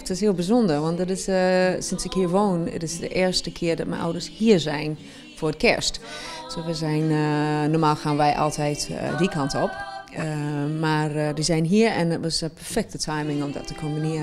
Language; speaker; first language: Dutch; non-native, fluent; English